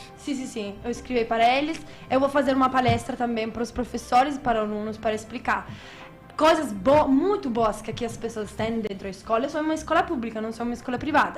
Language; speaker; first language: Portuguese; non-native, fluent; Italian